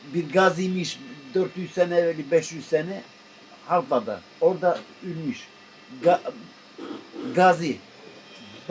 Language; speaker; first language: Turkish; non-native, local second language; Albanian